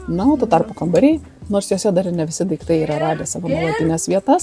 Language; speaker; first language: Lithuanian; native; Lithuanian